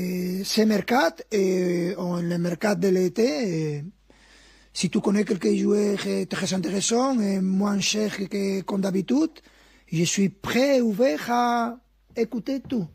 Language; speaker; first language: French; non-native, fluent; Spanish